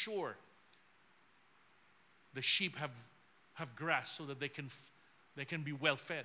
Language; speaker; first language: English; non-native, local second language; Filipino